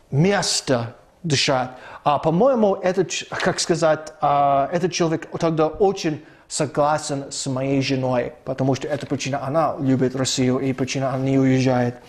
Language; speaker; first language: Russian; non-native, fluent; English